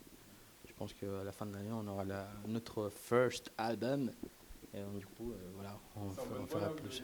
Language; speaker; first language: French; non-native, fluent; Spanish